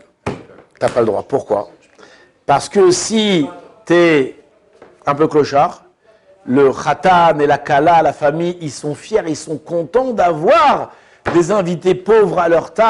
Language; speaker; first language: French; native; French